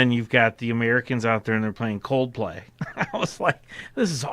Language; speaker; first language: English; native; English